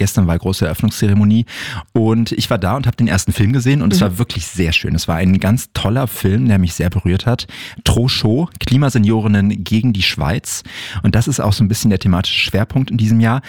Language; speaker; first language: German; native; German